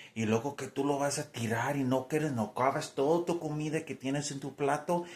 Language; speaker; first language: Spanish; early bilingual, heritage; Spanish